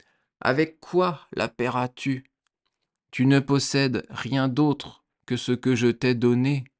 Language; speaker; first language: French; native; French